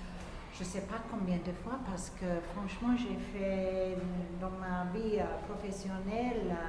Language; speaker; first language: French; non-native, fluent; English